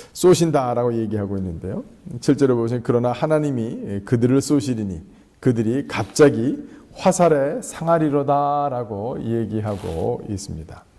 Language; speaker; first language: Korean; native; Korean